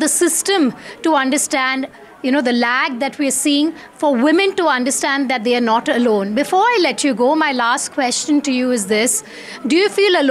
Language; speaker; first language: English; non-native, local second language; Hindi